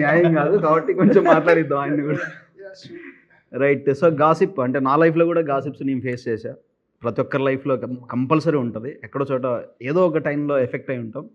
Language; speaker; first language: Telugu; native; Telugu